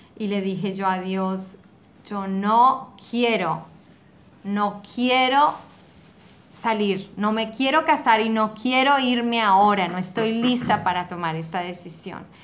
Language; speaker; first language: Spanish; native; Spanish